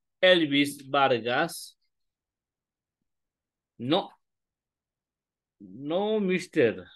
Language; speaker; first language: English; non-native, learner; Spanish